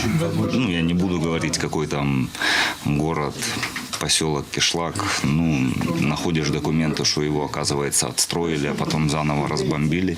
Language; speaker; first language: Russian; native; Russian